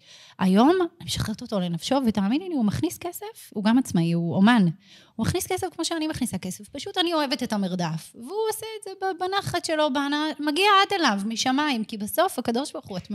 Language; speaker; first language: Hebrew; native; Hebrew